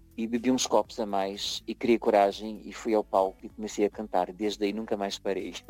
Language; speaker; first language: Portuguese; early bilingual, heritage; Portuguese